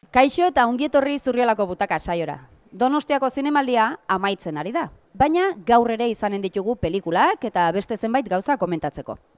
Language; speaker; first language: Basque; native; Basque